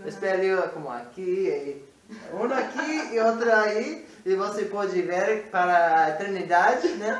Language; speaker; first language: Portuguese; non-native, fluent; English